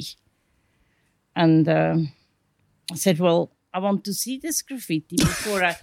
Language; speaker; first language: English; non-native, fluent; Swiss German